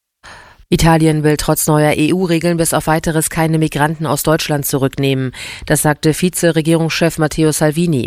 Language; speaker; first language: German; native; German